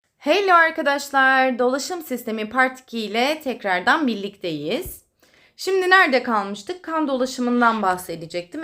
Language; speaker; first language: Turkish; native; Turkish